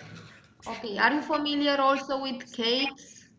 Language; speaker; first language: English; non-native, fluent; Romanian